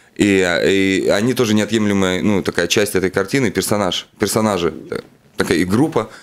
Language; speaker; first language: Russian; native; Russian